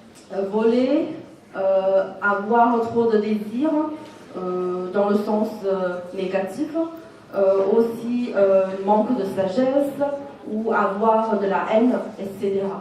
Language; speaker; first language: French; non-native, fluent; Chinese